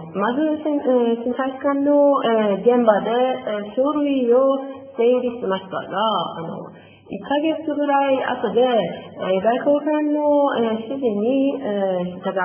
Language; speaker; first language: Japanese; non-native, learner; Persian